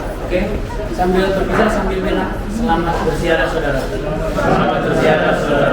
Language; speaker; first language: Indonesian; native; Indonesian